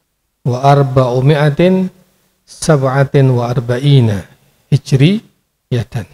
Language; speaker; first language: Arabic; non-native, fluent; Indonesian